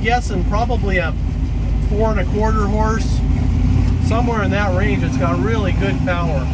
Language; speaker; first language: English; native; English